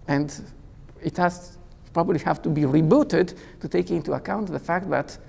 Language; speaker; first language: English; non-native, fluent; Italian